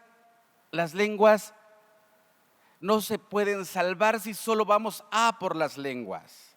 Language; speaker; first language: Spanish; native; Spanish